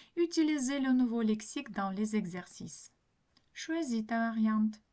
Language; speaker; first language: French; non-native, fluent; Ukrainian